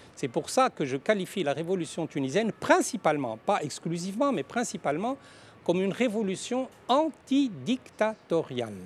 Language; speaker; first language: French; non-native, local second language; Arabic